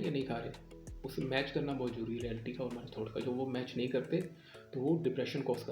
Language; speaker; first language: Hindi; non-native, local second language; Punjabi